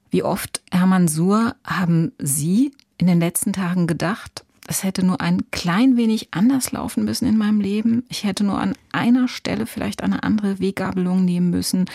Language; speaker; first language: German; native; German